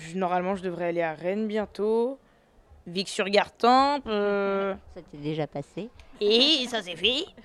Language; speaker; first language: French; native; French